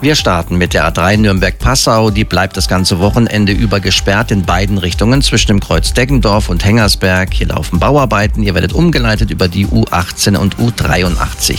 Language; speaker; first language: German; native; German